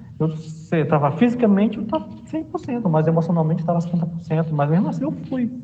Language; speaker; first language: Portuguese; non-native, local second language; Kayapó